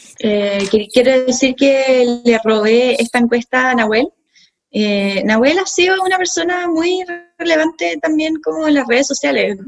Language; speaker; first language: Spanish; native; Spanish